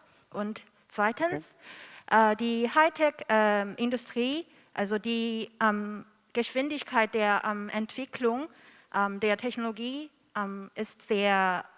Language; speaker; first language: German; non-native, fluent; Korean